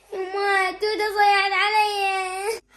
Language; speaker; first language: Arabic; native; Arabic